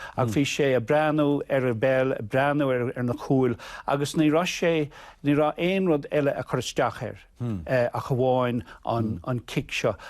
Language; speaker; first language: Irish; non-native, local second language; English